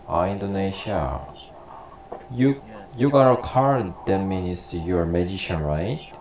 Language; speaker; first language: English; non-native, learner; Korean